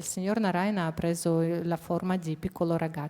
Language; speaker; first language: Italian; non-native, fluent; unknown